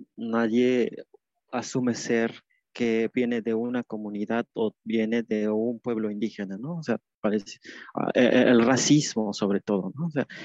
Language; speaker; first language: Spanish; non-native, local second language; Tzeltal